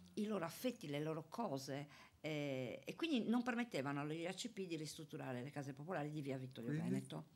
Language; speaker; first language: Italian; native; Italian